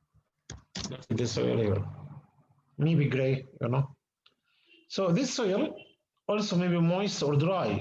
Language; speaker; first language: English; non-native, fluent; Arabic